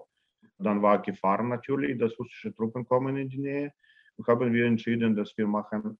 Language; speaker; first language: German; non-native, learner; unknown